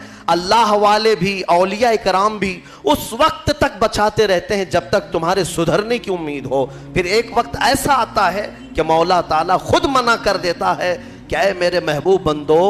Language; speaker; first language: Urdu; native; Urdu